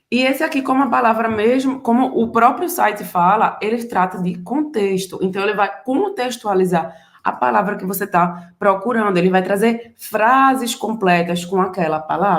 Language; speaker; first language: Portuguese; native; Portuguese